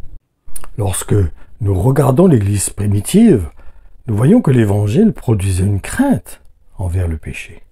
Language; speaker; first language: French; native; French